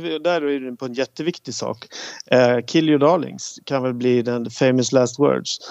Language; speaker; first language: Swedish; native; Swedish